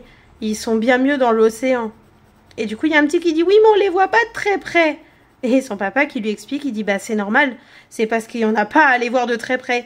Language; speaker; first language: French; native; French